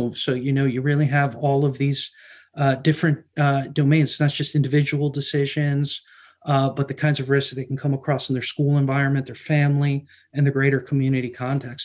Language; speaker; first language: English; native; English